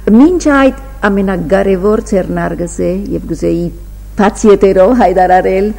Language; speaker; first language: Armenian; early bilingual, heritage; Armenian